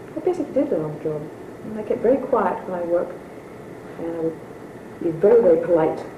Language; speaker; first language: English; native; English